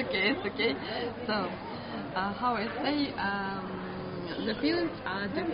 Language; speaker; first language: English; non-native, learner; Russian